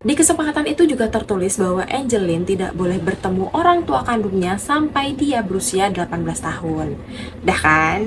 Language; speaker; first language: Indonesian; native; Indonesian